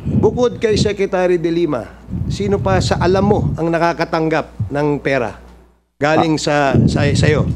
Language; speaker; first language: Filipino; non-native, local second language; Surigaonon